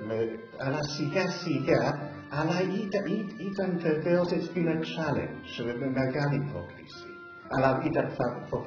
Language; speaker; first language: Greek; early bilingual, heritage; English